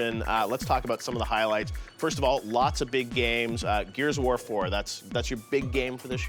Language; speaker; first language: English; native; English